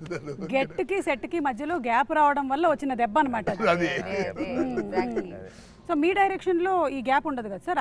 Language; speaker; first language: Telugu; native; Telugu